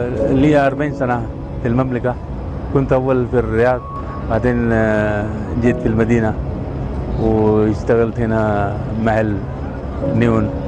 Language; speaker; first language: Arabic; non-native, fluent; Urdu